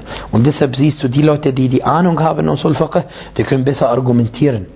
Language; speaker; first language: German; non-native, fluent; Arabic